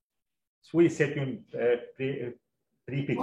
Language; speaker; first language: French; non-native, local second language; Arabic